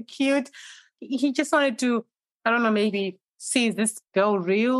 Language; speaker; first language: English; non-native, local second language; Shona